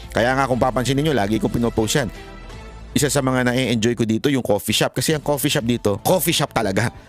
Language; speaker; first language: Filipino; native; Filipino